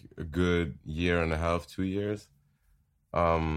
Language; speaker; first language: English; non-native, fluent; Dutch